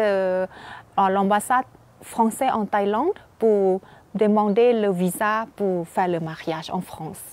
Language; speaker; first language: French; non-native, fluent; Thai